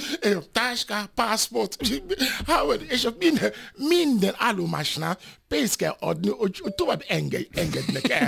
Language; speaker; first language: Hungarian; non-native, fluent; Yoruba